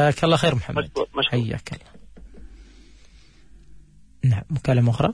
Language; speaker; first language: Arabic; native; Arabic